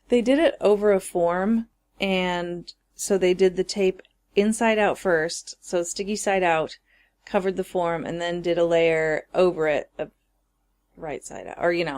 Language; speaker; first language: English; native; English